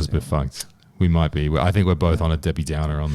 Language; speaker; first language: English; native; English